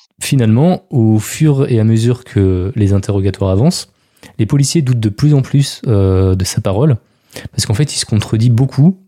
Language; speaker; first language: French; native; French